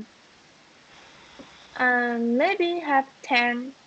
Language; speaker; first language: English; non-native, learner; Chinese